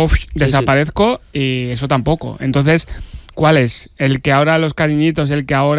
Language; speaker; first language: Spanish; native; Spanish